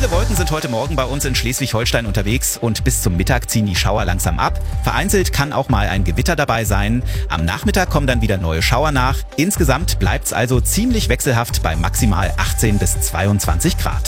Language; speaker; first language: German; native; German